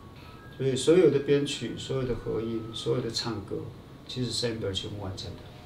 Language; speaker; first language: Chinese; native; Chinese